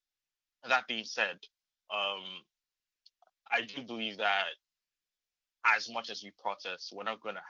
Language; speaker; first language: English; non-native, local second language; Yoruba